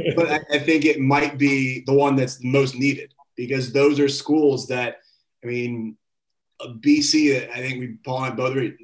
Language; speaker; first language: English; native; English